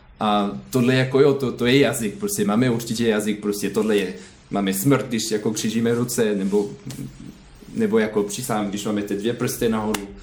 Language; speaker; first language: Czech; non-native, learner; French